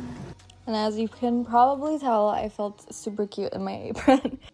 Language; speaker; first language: English; native; English